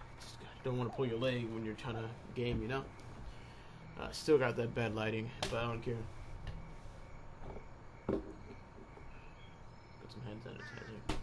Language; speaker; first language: English; native; English